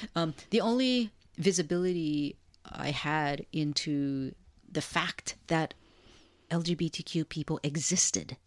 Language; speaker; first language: English; native; English